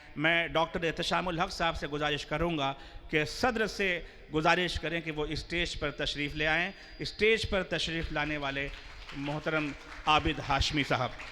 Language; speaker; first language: Urdu; native; Urdu